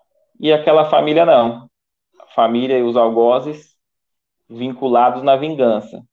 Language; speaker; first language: Portuguese; native; Portuguese